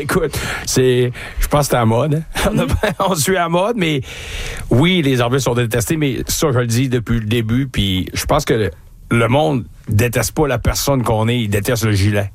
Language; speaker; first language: French; native; French